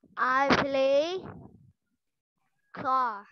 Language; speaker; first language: English; non-native, learner; Thai